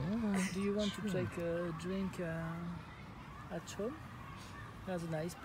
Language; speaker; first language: English; non-native, learner; French